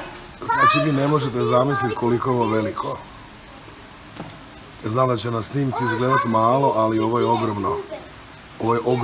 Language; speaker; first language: Bosnian; native; Bosnian